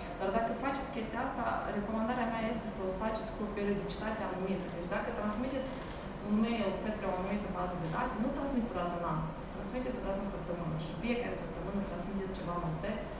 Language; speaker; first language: Romanian; native; Romanian